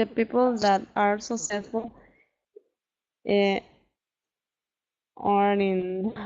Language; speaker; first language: English; non-native, learner; Spanish